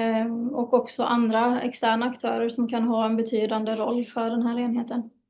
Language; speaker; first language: Swedish; native; Swedish